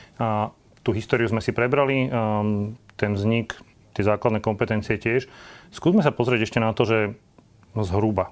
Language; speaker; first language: Slovak; native; Slovak